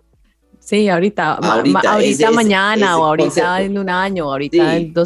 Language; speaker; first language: Spanish; native; Spanish